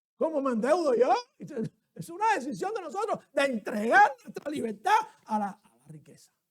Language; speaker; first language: Spanish; native; Spanish